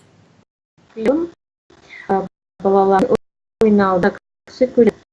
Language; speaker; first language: Kazakh; non-native, learner; Russian